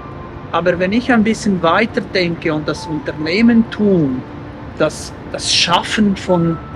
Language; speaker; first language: German; non-native, local second language; Italian